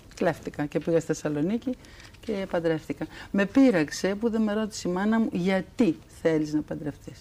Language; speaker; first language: Greek; native; Greek